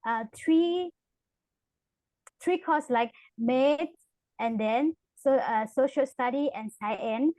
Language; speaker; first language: English; non-native, learner; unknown